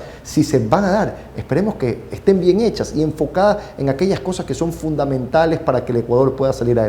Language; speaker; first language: Spanish; native; Spanish